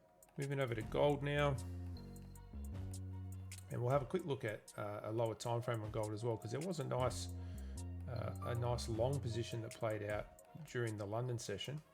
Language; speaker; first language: English; native; English